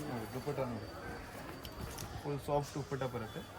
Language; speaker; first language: Kannada; non-native, local second language; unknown